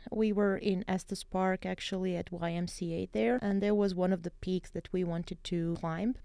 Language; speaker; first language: English; non-native, fluent; Bosnian